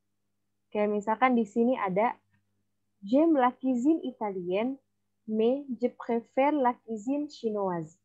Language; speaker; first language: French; non-native, fluent; Indonesian